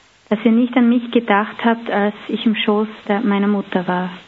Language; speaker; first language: German; native; German